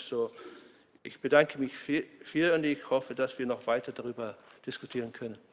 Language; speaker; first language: German; non-native, learner; English